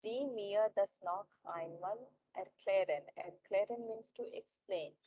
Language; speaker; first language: German; non-native, learner; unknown